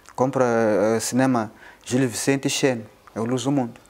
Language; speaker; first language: Portuguese; non-native, local second language; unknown